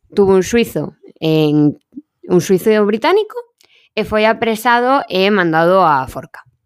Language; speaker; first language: Galician; non-native, local second language; Spanish